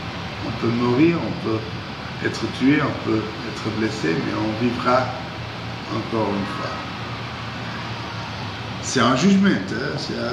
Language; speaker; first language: French; non-native, fluent; Spanish